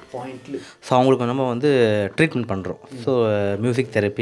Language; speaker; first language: Tamil; native; Tamil